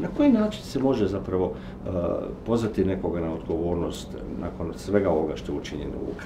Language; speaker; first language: Serbian; native; Serbian